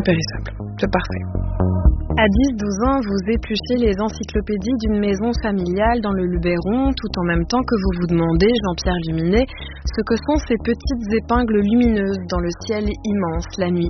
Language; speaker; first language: French; native; French